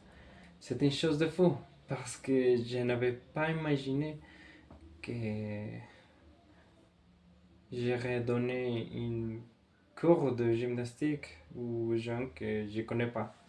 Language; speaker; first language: French; non-native, fluent; Spanish